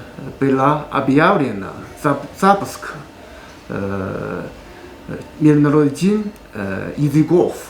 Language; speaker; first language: Russian; non-native, learner; Chinese